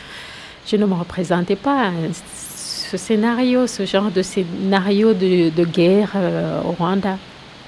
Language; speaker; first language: French; non-native, local second language; Kinyarwanda